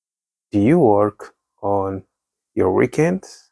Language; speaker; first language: English; non-native, fluent; Tigrinya